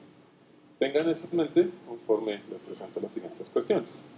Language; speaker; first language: Spanish; native; Spanish